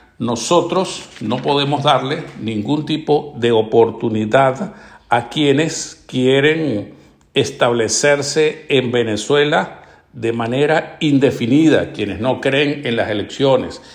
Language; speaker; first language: Spanish; native; Spanish